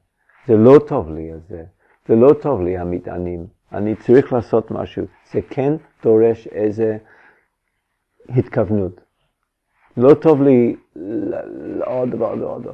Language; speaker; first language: Hebrew; non-native, fluent; English